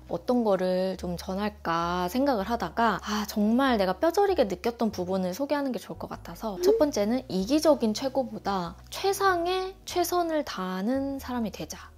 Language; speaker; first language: Korean; native; Korean